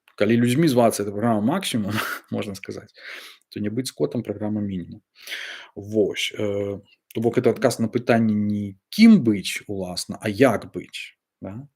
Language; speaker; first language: Belarusian; non-native, local second language; Russian